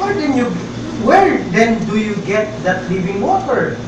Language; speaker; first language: English; non-native, local second language; Filipino